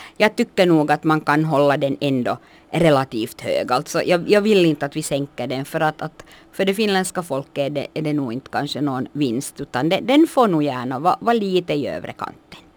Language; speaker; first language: Swedish; native; Swedish